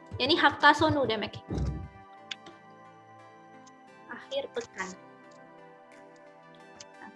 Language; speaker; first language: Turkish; non-native, fluent; Indonesian